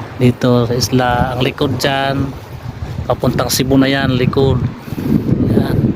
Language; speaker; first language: Filipino; non-native, local second language; Cebuano